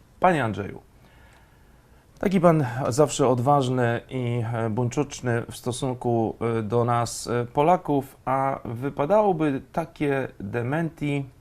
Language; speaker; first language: Polish; native; Polish